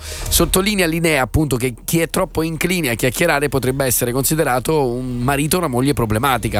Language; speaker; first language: Italian; native; Italian